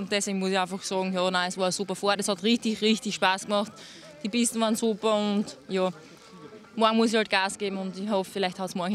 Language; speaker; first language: German; native; German